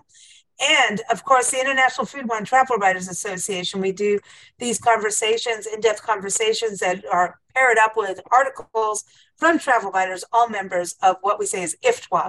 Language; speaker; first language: English; native; English